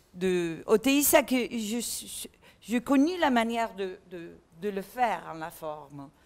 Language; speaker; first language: French; non-native, learner; Catalan